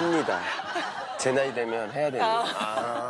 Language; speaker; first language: Korean; native; Korean